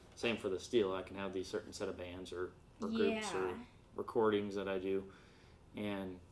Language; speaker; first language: English; native; English